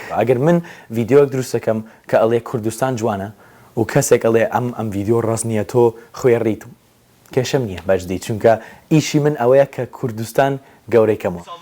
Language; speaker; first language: Kurdish; early bilingual, other home language; English